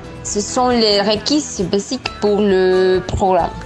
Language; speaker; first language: French; non-native, learner; Spanish